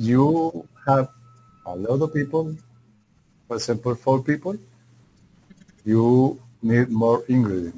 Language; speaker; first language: English; non-native, learner; Spanish